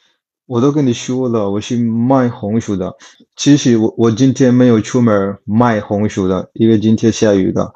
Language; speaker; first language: Chinese; non-native, learner; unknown